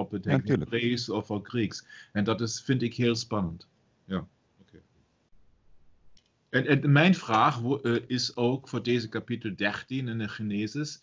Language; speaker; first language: Dutch; non-native, fluent; German